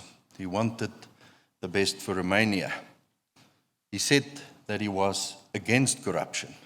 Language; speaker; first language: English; non-native, local second language; Afrikaans